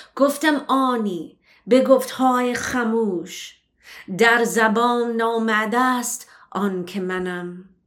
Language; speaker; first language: Persian; early bilingual, heritage; Persian